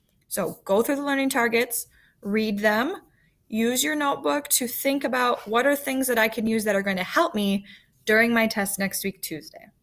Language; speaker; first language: English; native; English